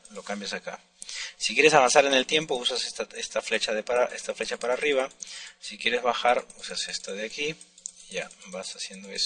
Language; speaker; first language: Spanish; native; Spanish